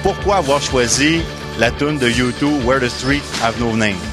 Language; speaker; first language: French; native; French